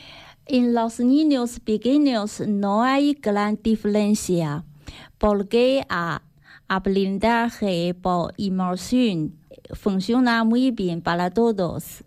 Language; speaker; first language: Spanish; non-native, learner; Chinese